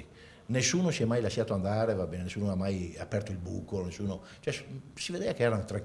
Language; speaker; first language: Italian; native; Italian